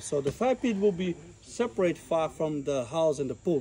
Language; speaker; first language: English; non-native, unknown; Portuguese